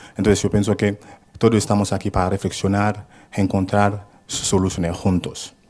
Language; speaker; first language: Spanish; non-native, fluent; Haitian Creole